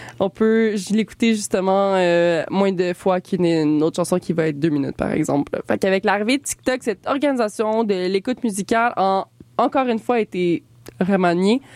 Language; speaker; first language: French; native; French